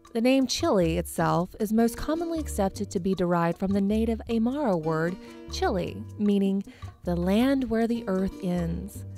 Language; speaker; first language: English; native; English